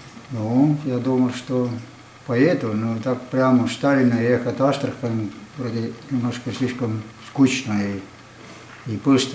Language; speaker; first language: Russian; non-native, fluent; Estonian